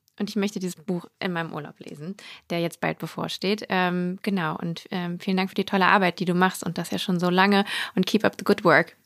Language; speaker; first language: German; native; German